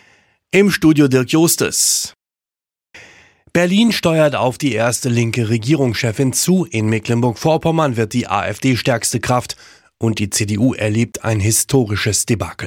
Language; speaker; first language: German; native; German